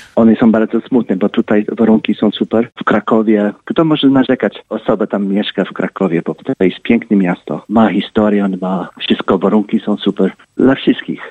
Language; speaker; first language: Polish; early bilingual, heritage; Polish